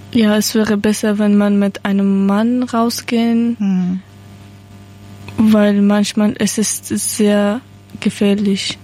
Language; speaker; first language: German; non-native, learner; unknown